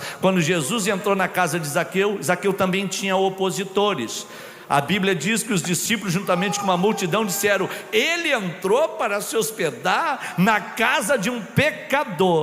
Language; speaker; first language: Portuguese; native; Portuguese